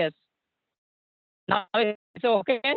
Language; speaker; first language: English; non-native, learner; Santali